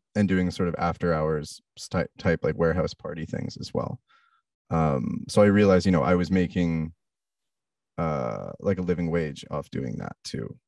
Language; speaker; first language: English; native; English